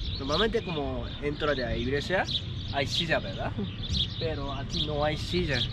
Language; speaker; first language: Spanish; non-native, learner; Japanese